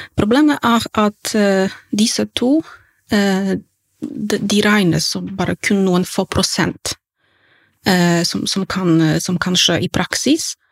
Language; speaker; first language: Norwegian; non-native, fluent; Polish